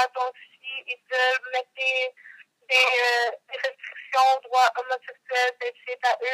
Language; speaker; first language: French; non-native, local second language; English